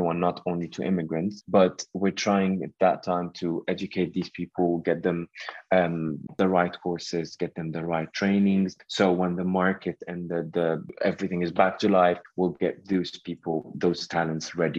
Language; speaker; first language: English; non-native, fluent; Arabic